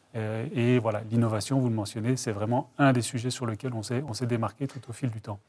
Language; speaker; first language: French; native; French